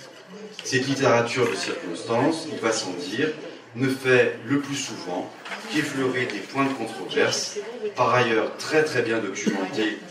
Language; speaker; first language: French; native; French